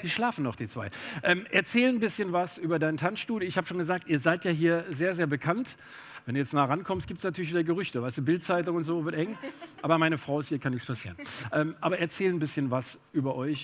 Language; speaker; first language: German; native; German